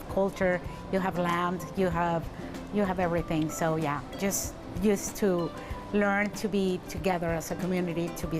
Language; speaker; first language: English; non-native, fluent; Spanish